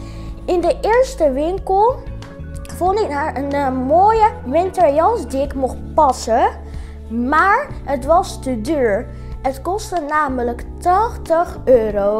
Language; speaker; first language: Dutch; non-native, learner; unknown